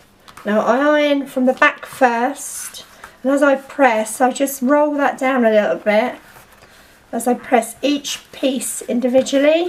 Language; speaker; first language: English; native; English